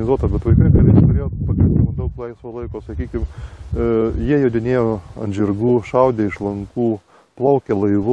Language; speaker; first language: Lithuanian; native; Lithuanian